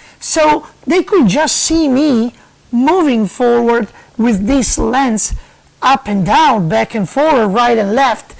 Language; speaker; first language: English; non-native, fluent; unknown